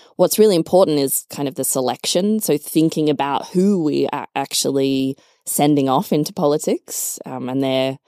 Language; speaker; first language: English; native; English